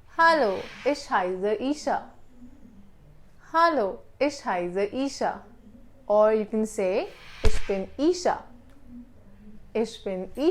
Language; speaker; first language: German; non-native, local second language; Hindi